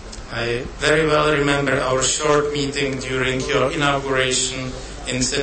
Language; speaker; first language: English; non-native, fluent; Czech